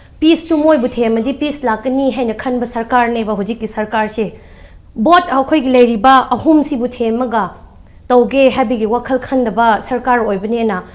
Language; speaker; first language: Manipuri; non-native, local second language; Tangkhul Naga (India)